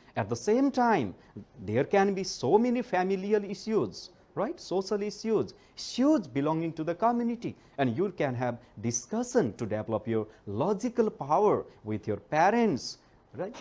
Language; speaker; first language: English; non-native, local second language; Nepali